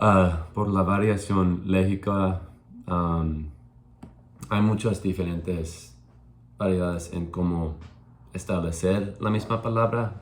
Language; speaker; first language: Spanish; non-native, learner; English